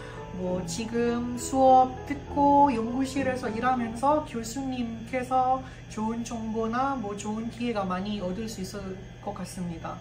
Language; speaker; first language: Korean; non-native, fluent; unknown